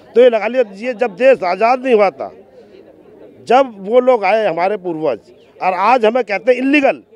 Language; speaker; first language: Hindi; native; Hindi